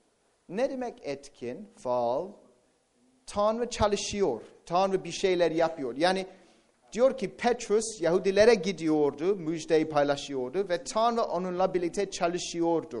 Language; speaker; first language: Turkish; non-native, fluent; English